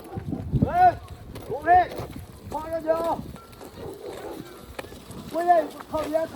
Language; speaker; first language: Chinese; native; Chinese